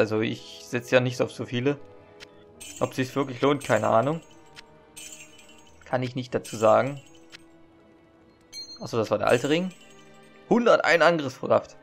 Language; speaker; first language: German; native; German